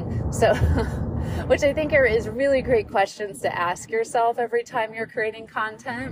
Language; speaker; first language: English; native; English